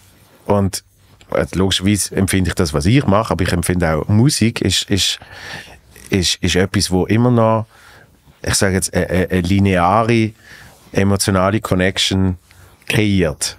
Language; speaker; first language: German; native; German